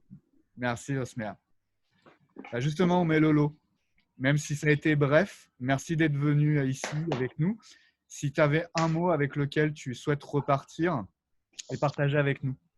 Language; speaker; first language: French; native; French